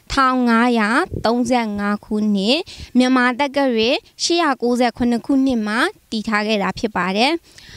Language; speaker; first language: Burmese; native; Burmese